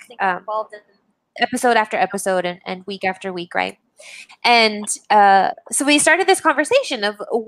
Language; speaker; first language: English; native; English